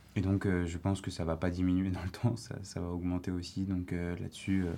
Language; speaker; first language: French; native; French